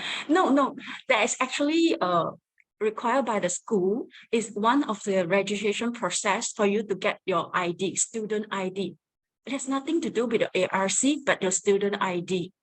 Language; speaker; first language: English; non-native, fluent; Chinese